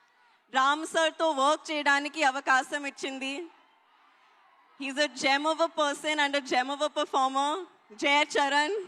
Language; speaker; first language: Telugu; non-native, local second language; Hindi